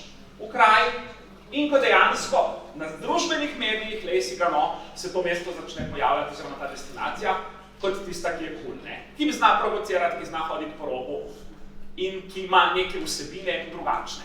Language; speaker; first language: Slovenian; native; Slovenian